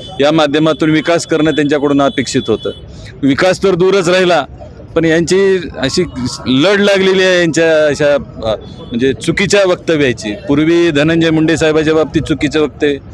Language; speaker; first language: Marathi; native; Marathi